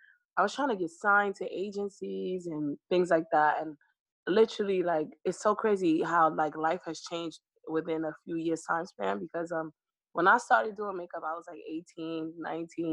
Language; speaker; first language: English; native; English